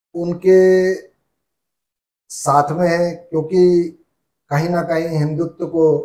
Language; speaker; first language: Hindi; native; Hindi